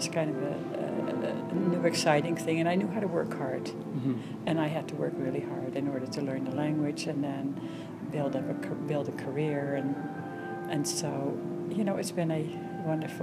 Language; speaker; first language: English; non-native, fluent; Dutch